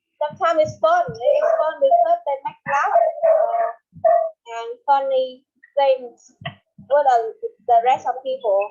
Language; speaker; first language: English; non-native, learner; Vietnamese